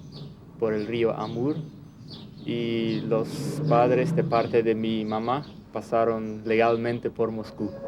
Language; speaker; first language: Spanish; early bilingual, heritage; Plautdietsch